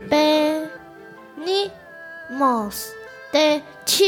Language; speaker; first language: Spanish; non-native, learner; Chinese